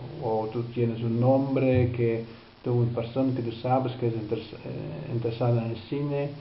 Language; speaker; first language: Spanish; non-native, fluent; Dutch